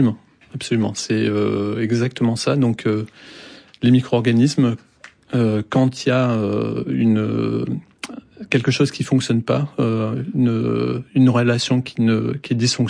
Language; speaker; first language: French; native; French